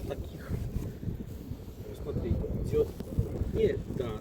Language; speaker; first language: Russian; non-native, learner; Polish